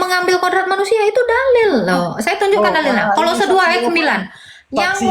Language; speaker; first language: Indonesian; native; Indonesian